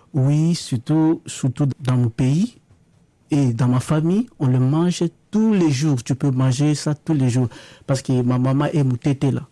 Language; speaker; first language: French; non-native, local second language; Lingala